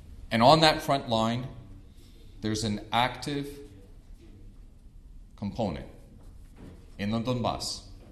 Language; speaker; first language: English; early bilingual, other home language; Ukrainian